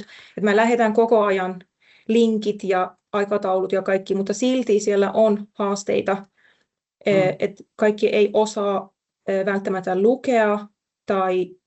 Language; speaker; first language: Finnish; non-native, fluent; Persian